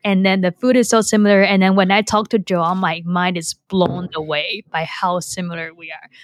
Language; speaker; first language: English; non-native, fluent; Chinese